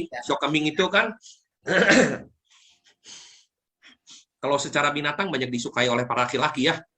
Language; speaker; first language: Indonesian; native; Indonesian